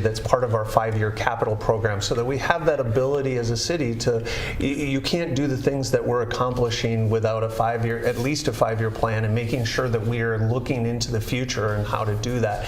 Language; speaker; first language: English; native; English